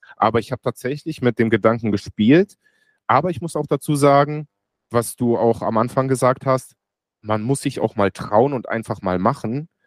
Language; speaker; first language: German; native; German